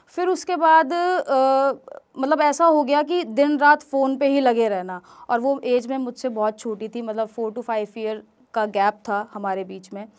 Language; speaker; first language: Hindi; native; Hindi